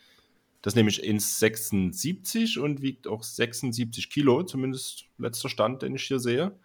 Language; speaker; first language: German; native; German